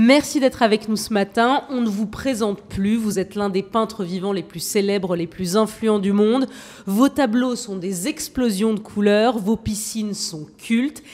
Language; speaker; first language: French; native; French